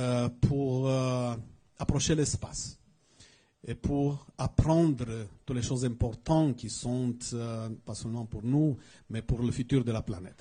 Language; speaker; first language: French; non-native, fluent; Romanian